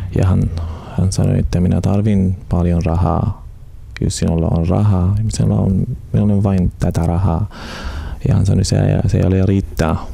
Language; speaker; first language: Finnish; non-native, learner; Arabic